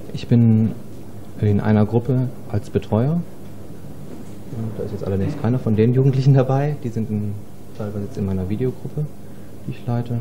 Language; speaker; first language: German; native; German